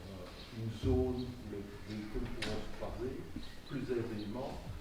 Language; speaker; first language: French; native; French